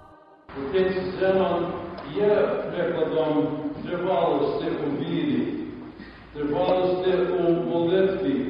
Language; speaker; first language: Ukrainian; early bilingual, heritage; Ukrainian